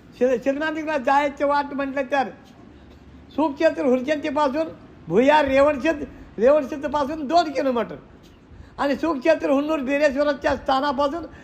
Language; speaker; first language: Marathi; non-native, local second language; Kannada